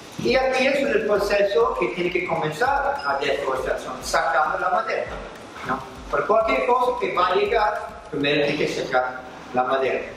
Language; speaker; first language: Spanish; non-native, fluent; English